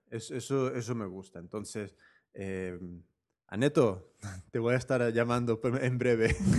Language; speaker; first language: Spanish; native; Spanish